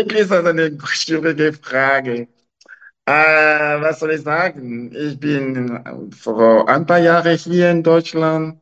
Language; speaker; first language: German; non-native, local second language; French